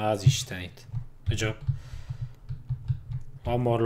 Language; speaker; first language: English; non-native, learner; Hungarian